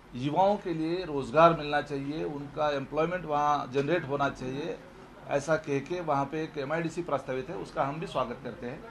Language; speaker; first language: Hindi; non-native, local second language; Marathi